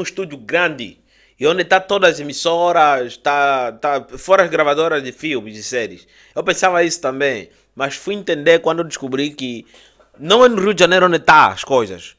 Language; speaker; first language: Portuguese; native; Portuguese